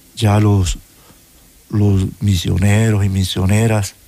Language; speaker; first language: Spanish; native; Spanish